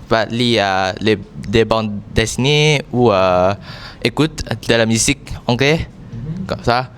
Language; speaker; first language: French; non-native, learner; Thai